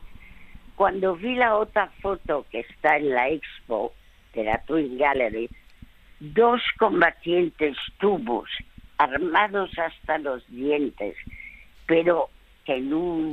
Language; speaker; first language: Spanish; early bilingual, other home language; French